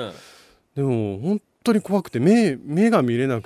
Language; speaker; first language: Japanese; native; Japanese